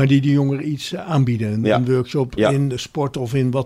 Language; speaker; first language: Dutch; native; Dutch